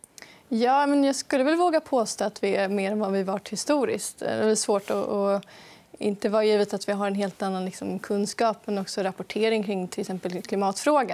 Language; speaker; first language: Swedish; native; Swedish